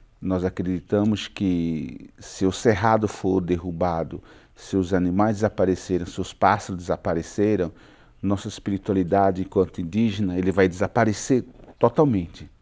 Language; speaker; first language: Portuguese; non-native, local second language; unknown